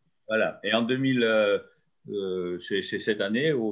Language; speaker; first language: French; native; French